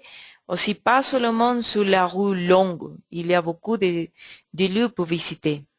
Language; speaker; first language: French; non-native, learner; Spanish